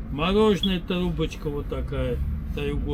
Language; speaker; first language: Russian; non-native, local second language; Armenian